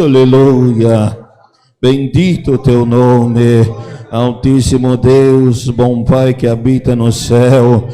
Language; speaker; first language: Portuguese; native; Portuguese